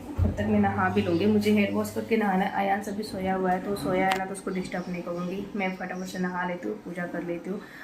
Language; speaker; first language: Hindi; native; Hindi